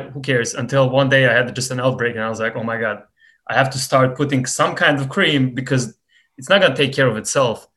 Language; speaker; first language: English; non-native, fluent; Serbian